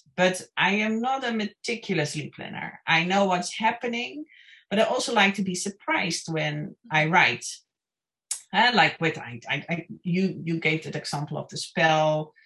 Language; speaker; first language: English; non-native, fluent; Dutch